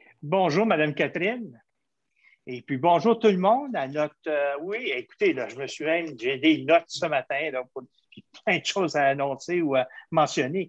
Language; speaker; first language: French; native; French